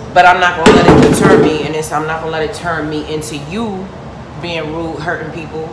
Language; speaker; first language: English; native; English